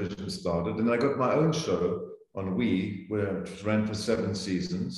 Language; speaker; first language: English; native; English